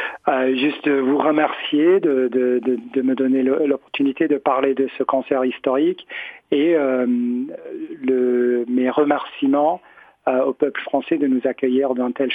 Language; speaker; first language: French; non-native, fluent; English